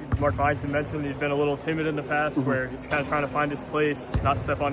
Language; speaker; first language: English; native; English